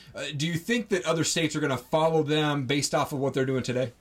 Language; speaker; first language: English; native; English